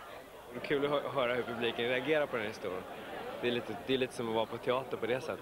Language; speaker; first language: Swedish; native; Swedish